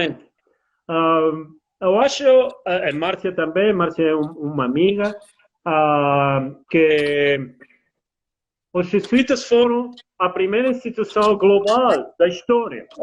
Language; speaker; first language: Portuguese; non-native, fluent; Spanish